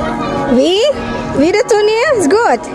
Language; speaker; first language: German; non-native, learner; Indonesian